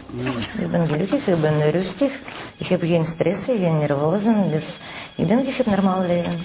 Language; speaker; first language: Dutch; non-native, learner; Russian